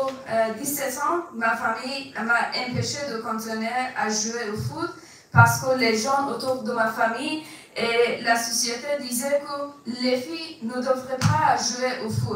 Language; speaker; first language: French; non-native, fluent; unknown